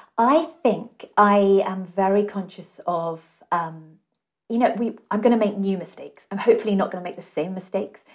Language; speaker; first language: English; native; English